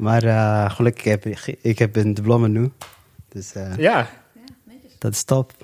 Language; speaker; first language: Dutch; non-native, local second language; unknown